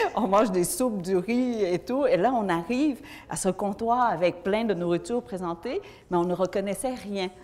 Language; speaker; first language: French; early bilingual, other home language; Vietnamese